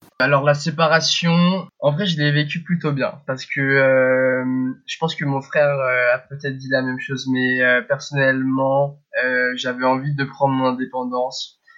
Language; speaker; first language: French; early bilingual, heritage; French